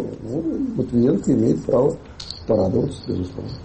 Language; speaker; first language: Russian; native; Russian